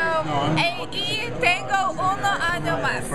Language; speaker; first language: Spanish; non-native, learner; English